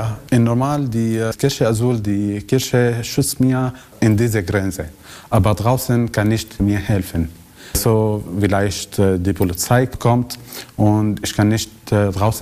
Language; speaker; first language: German; non-native, learner; Arabic